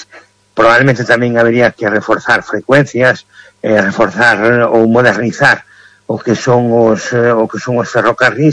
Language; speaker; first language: Galician; native; Galician